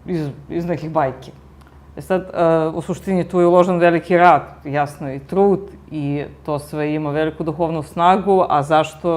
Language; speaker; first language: Bosnian; native; Bosnian